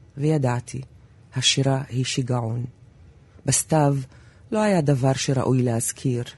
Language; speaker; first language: Hebrew; non-native, local second language; Arabic